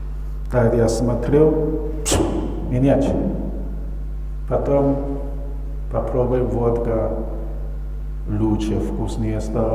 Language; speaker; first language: Russian; non-native, learner; Chinese